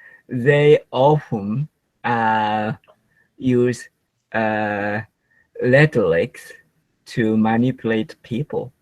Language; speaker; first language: English; non-native, learner; Japanese